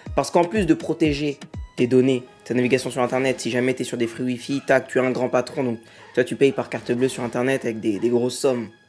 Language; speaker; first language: French; native; French